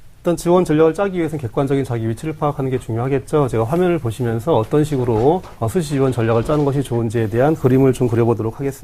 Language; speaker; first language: Korean; native; Korean